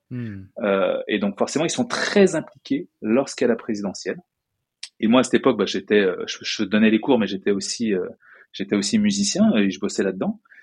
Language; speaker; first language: French; native; French